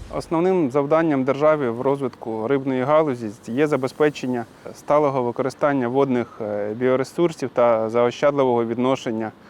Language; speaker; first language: Ukrainian; native; Ukrainian